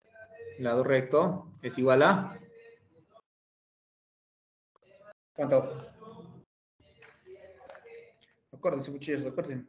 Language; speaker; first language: Spanish; native; Spanish